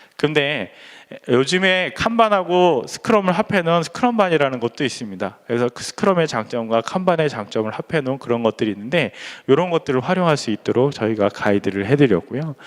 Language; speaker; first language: Korean; native; Korean